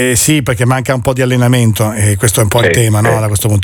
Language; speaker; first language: Italian; native; Italian